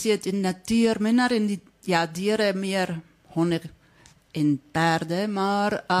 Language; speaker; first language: Afrikaans; non-native, fluent; German